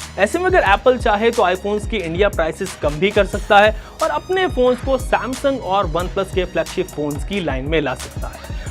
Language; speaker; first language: Hindi; native; Hindi